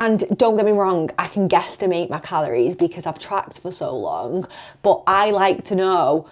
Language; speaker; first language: English; native; English